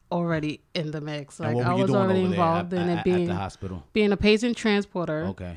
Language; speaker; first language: English; native; English